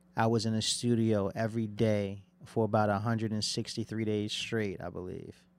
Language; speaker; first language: English; native; English